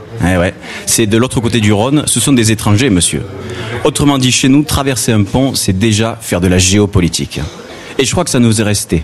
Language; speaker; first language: French; native; French